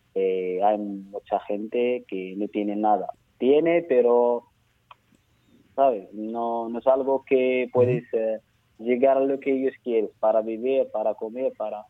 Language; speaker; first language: Spanish; non-native, learner; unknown